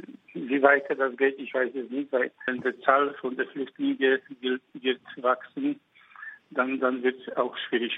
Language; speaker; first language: German; non-native, fluent; Polish